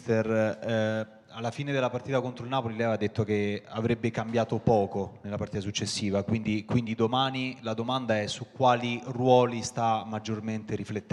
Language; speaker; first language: Italian; native; Italian